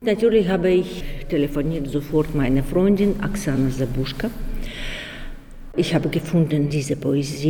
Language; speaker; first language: German; non-native, learner; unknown